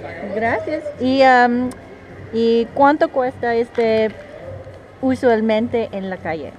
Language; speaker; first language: Spanish; non-native, learner; English